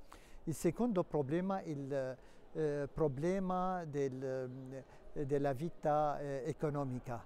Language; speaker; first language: Italian; non-native, fluent; Arabic